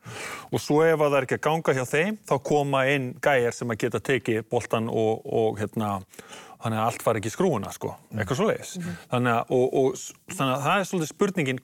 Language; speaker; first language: Icelandic; native; Icelandic